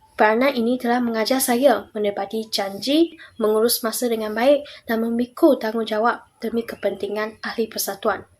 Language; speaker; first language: Malay; non-native, local second language; Chinese